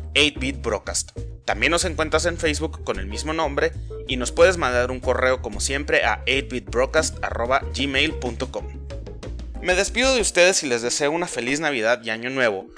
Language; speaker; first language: Spanish; native; Spanish